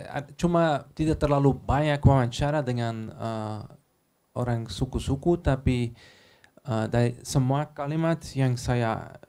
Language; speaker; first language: Indonesian; non-native, learner; Dutch